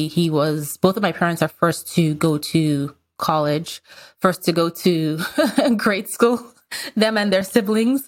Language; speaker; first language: English; non-native, local second language; Yoruba